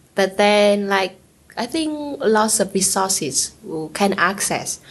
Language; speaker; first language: English; non-native, learner; Vietnamese